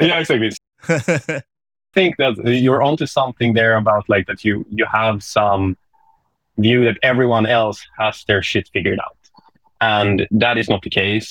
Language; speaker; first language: English; non-native, fluent; Swedish